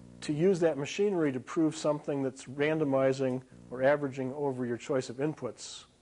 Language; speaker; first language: English; native; English